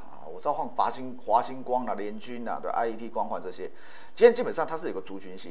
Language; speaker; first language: Chinese; native; Chinese